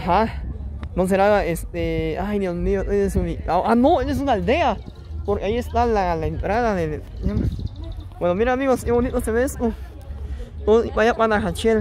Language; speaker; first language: Spanish; native; Spanish